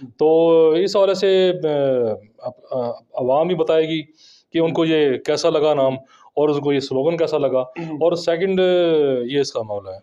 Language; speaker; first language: Urdu; non-native, local second language; Punjabi